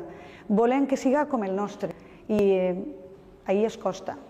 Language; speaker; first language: Catalan; non-native, local second language; Spanish